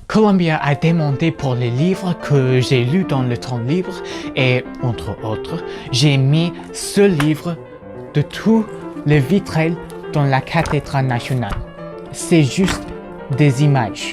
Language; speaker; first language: French; non-native, fluent; English